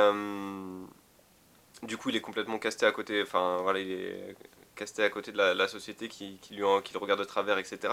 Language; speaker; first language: French; native; French